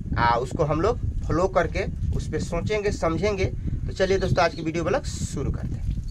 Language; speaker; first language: Hindi; native; Hindi